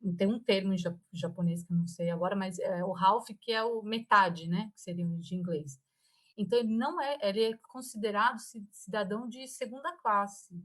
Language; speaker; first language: Portuguese; early bilingual, other home language; Spanish